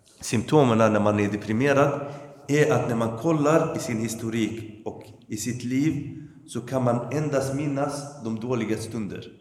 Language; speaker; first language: Swedish; early bilingual, other home language; Arabic